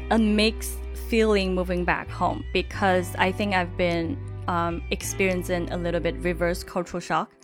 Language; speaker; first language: English; non-native, fluent; Chinese